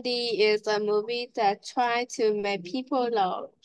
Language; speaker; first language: English; non-native, learner; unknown